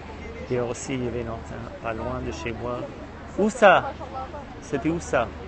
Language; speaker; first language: French; non-native, fluent; English